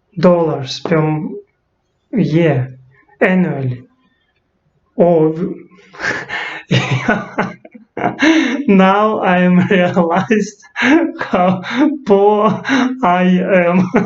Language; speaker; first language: English; non-native, learner; Russian